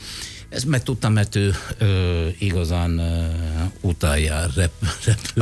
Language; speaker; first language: Hungarian; non-native, fluent; Italian